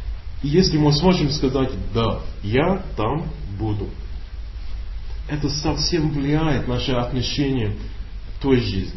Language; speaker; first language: Russian; non-native, learner; English